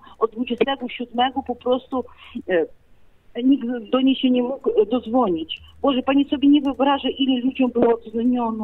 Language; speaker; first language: Polish; non-native, fluent; Ukrainian